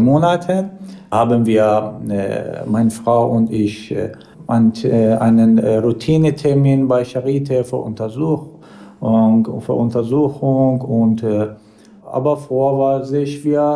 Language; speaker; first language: German; non-native, learner; Persian